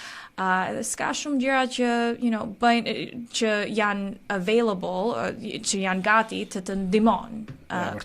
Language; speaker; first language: Albanian; early bilingual, heritage; Albanian